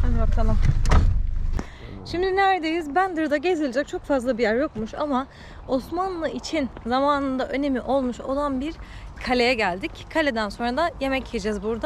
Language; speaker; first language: Turkish; native; Turkish